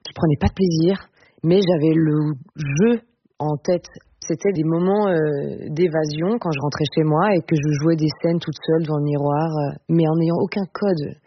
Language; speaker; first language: French; native; French